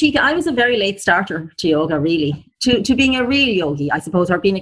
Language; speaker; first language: English; native; English